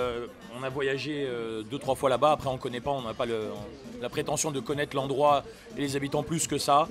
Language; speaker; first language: French; native; French